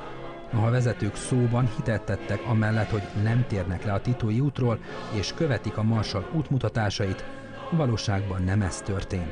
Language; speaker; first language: Hungarian; native; Hungarian